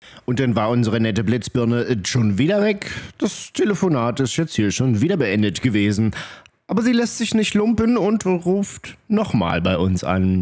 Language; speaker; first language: German; native; German